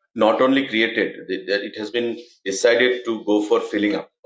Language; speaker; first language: English; non-native, local second language; Bangla